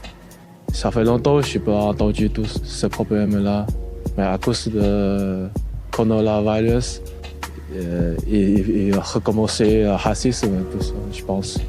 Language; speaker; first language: French; non-native, learner; Chinese